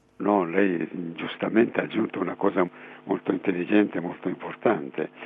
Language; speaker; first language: Italian; non-native, fluent; Persian